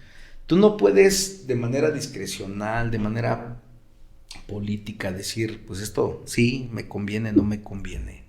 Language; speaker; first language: Spanish; native; Spanish